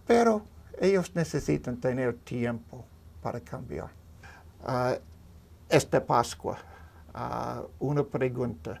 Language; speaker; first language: Spanish; non-native, learner; English